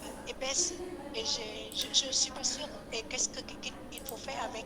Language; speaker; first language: French; non-native, learner; Vietnamese